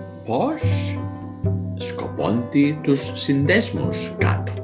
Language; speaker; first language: Greek; non-native, learner; English